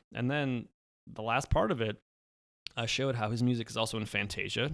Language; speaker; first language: English; early bilingual, other home language; Polish